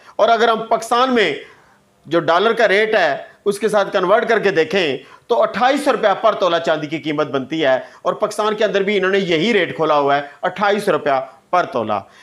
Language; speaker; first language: Urdu; non-native, local second language; Punjabi